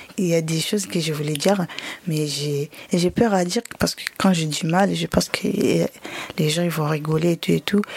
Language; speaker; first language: French; non-native, learner; Ngazidja Comorian